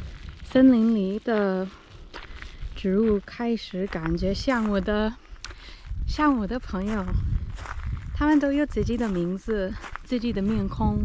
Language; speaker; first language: Chinese; non-native, fluent; English